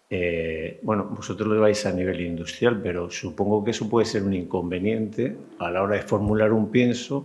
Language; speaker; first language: Spanish; native; Spanish